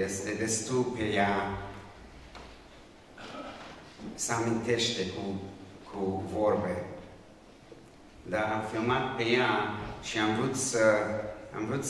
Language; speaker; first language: Romanian; non-native, local second language; Hungarian